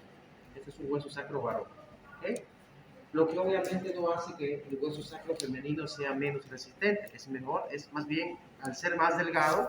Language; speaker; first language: Spanish; native; Spanish